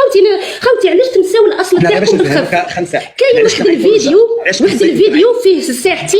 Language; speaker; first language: Arabic; native; Arabic